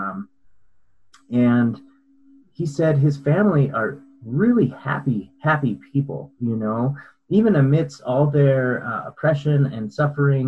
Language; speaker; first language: English; native; English